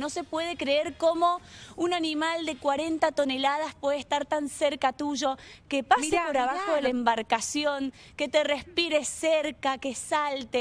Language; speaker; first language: Spanish; native; Spanish